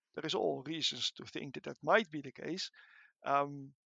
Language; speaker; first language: English; non-native, fluent; Dutch